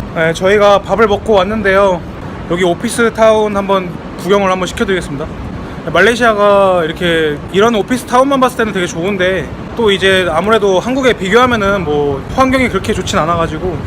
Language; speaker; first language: Korean; native; Korean